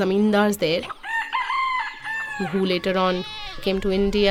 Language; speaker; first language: English; non-native, local second language; Bangla